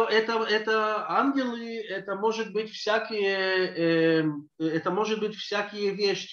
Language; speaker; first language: Russian; early bilingual, heritage; Russian